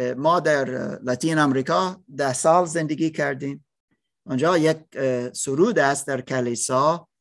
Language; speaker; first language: Persian; non-native, learner; English